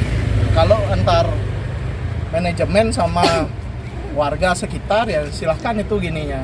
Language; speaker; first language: Indonesian; native; Indonesian